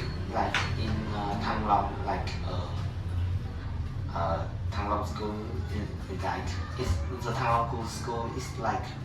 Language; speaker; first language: English; non-native, learner; Vietnamese